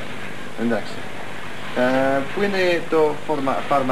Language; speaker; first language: Greek; non-native, learner; English